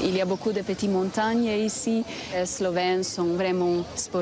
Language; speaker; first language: French; non-native, fluent; Slovenian